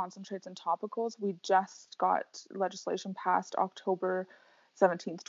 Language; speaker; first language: English; native; English